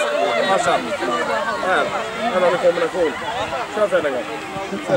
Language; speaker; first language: Swedish; native; Swedish